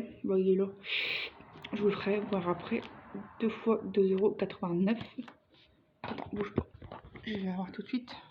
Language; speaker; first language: French; native; French